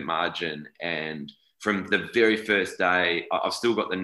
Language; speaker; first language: English; native; English